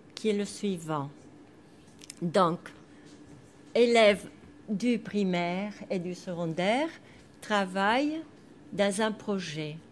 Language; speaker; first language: French; non-native, fluent; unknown